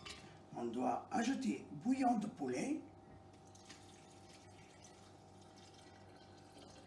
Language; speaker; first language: French; non-native, local second language; Arabic